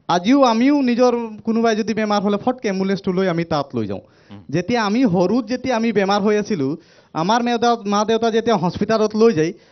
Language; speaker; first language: Assamese; non-native, local second language; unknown